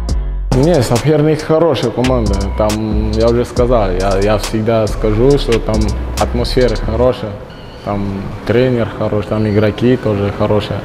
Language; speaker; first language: Russian; non-native, learner; French